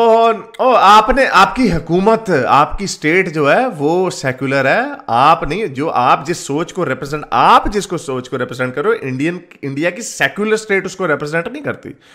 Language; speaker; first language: Urdu; native; Urdu